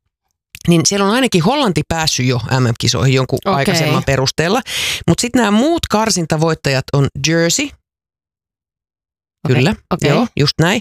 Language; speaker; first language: Finnish; native; Finnish